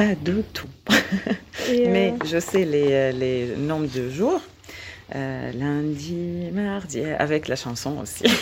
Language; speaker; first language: French; non-native, learner; Arabic